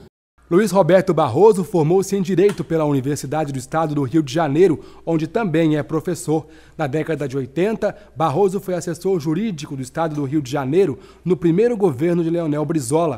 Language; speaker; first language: Portuguese; native; Portuguese